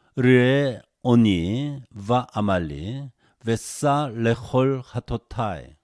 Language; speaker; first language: Hebrew; non-native, fluent; Korean